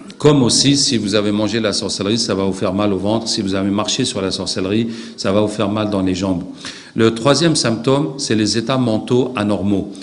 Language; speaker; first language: French; non-native, local second language; Arabic